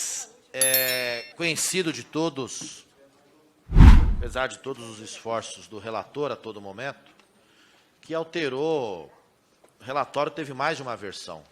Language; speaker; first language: Portuguese; native; Portuguese